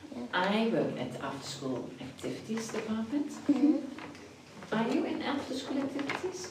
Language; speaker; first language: English; non-native, fluent; Dutch